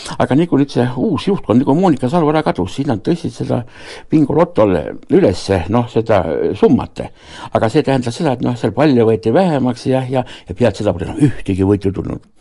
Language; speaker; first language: Estonian; native; Estonian